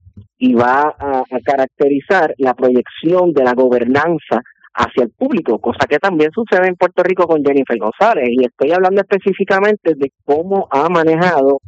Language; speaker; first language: Spanish; native; Spanish